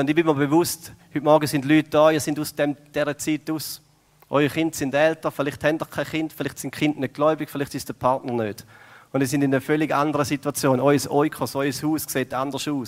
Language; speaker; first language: German; native; German